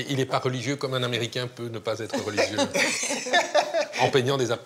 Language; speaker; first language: French; native; French